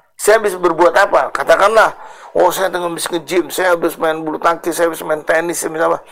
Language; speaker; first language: Indonesian; native; Indonesian